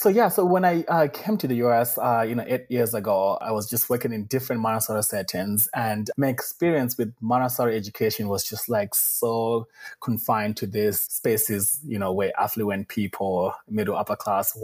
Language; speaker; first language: English; non-native, local second language; Shona